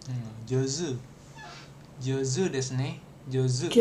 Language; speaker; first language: Japanese; non-native, fluent; Indonesian